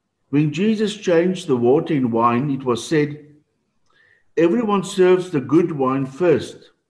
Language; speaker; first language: English; non-native, local second language; Afrikaans